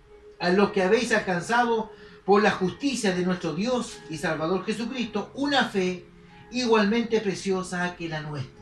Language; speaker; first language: Spanish; native; Spanish